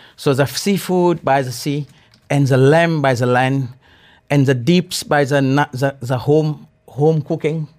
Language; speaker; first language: English; non-native, fluent; Morisyen